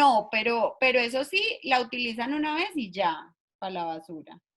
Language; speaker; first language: Spanish; native; Spanish